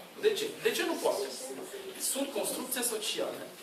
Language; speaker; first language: Romanian; non-native, learner; Portuguese